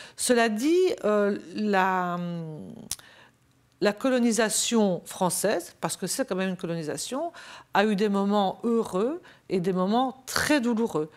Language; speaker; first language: French; native; French